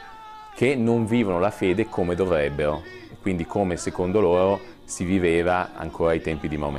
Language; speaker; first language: Italian; native; Italian